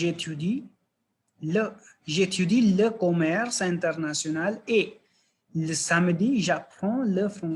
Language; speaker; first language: French; non-native, fluent; Hindi